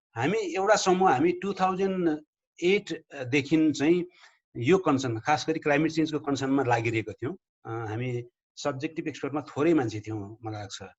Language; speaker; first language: Nepali; native; Nepali